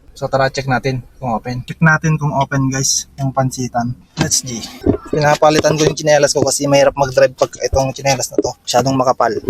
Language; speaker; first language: Filipino; non-native, local second language; Iloko